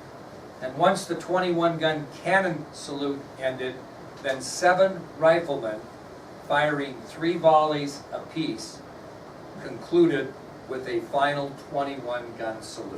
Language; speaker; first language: English; native; English